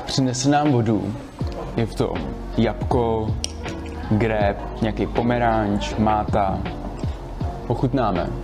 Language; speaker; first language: Czech; native; Czech